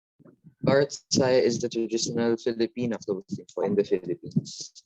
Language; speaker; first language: English; non-native, local second language; Filipino